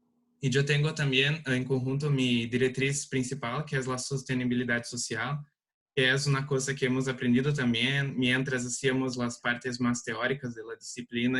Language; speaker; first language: Spanish; non-native, learner; Portuguese